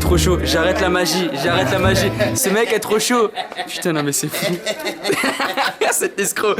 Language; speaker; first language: French; native; French